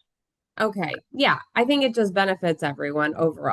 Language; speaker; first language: English; native; English